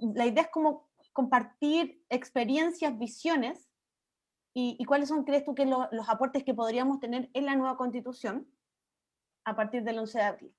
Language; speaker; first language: Spanish; native; Spanish